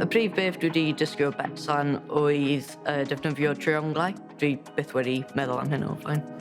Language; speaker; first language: Welsh; non-native, local second language; English